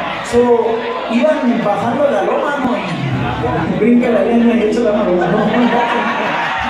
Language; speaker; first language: Spanish; early bilingual, other home language; English